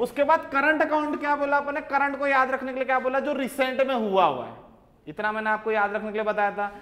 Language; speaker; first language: Hindi; native; Hindi